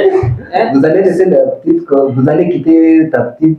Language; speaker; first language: French; non-native, learner; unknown